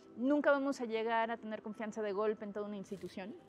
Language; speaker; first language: Spanish; native; Spanish